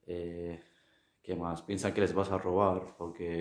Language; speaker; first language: Spanish; non-native, fluent; Arabic